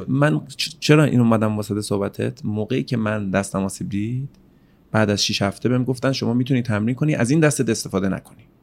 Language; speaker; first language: Persian; native; Persian